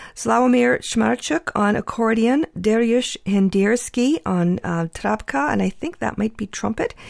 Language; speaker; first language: English; early bilingual, other home language; Ukrainian